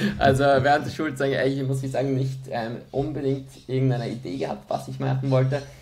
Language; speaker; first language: German; early bilingual, other home language; Polish